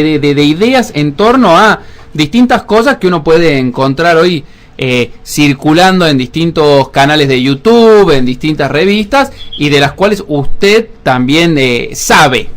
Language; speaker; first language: Spanish; native; Spanish